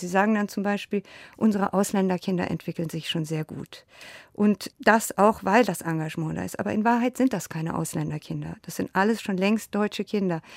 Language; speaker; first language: German; native; German